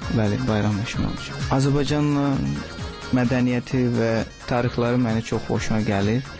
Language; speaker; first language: Azerbaijani; non-native, learner; Tamil